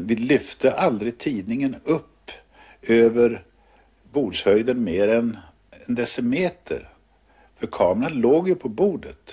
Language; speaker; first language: Swedish; native; Swedish